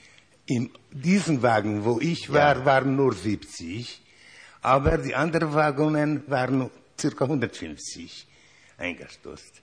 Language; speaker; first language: German; non-native, learner; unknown